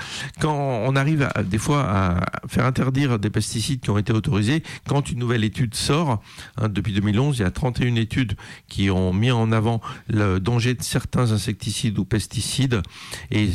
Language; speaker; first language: French; native; French